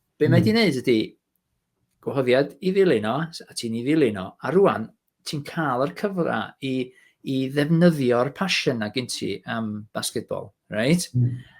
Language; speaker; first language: Welsh; native; Welsh